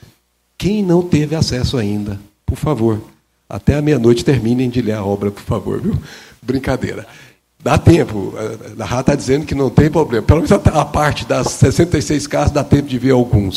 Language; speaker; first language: Portuguese; native; Portuguese